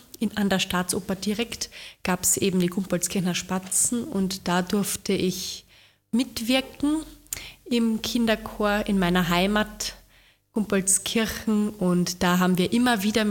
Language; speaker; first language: German; native; German